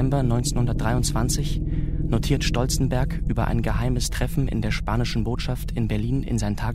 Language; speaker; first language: German; native; German